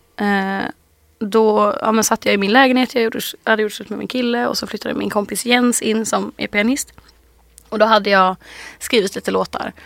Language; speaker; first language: Swedish; native; Swedish